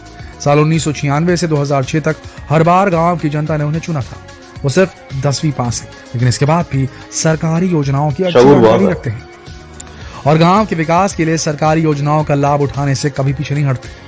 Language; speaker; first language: Hindi; native; Hindi